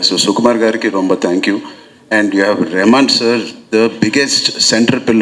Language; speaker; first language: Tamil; non-native, learner; Telugu